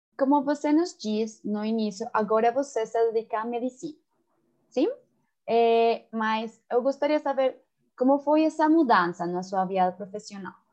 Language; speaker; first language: Portuguese; non-native, learner; Spanish